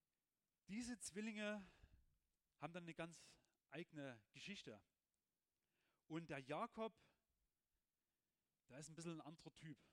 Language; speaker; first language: German; native; German